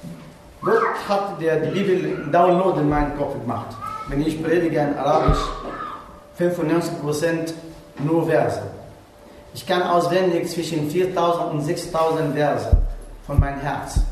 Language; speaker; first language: German; non-native, learner; Arabic